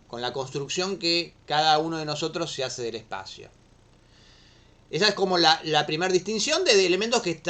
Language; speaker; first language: Spanish; native; Spanish